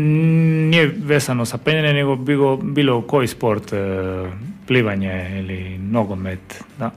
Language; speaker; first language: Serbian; non-native, learner; Spanish